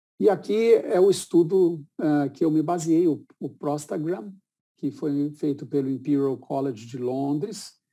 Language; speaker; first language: Portuguese; native; Portuguese